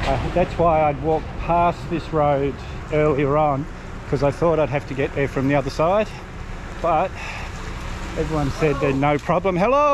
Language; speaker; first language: English; native; English